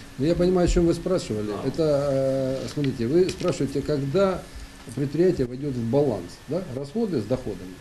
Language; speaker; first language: Russian; native; Russian